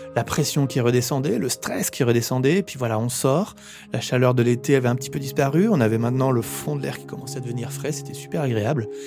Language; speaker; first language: French; native; French